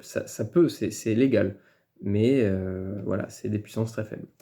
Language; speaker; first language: French; native; French